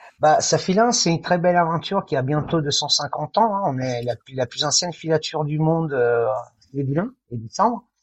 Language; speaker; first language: French; non-native, fluent; Italian